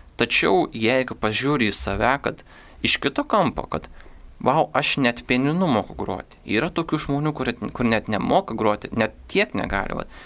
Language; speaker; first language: Lithuanian; native; Lithuanian